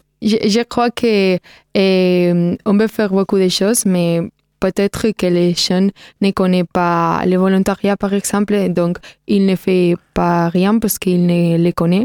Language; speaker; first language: French; non-native, learner; Spanish